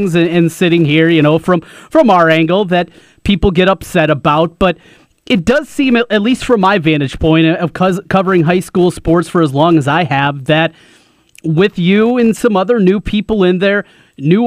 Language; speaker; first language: English; native; English